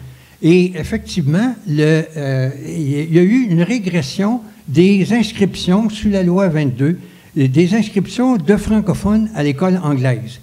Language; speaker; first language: French; native; French